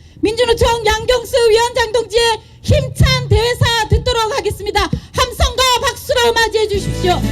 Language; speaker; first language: Korean; native; Korean